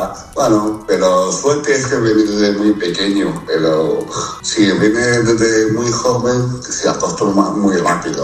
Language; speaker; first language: Spanish; non-native, fluent; Chinese